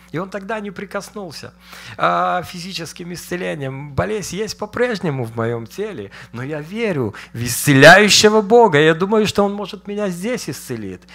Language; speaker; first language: Russian; native; Russian